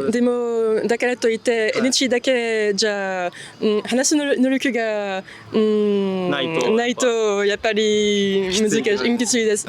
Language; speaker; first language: Japanese; non-native, learner; French